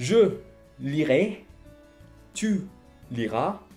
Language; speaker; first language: French; non-native, fluent; Spanish